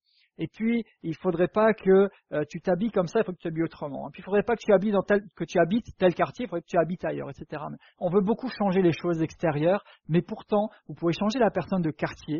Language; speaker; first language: French; native; French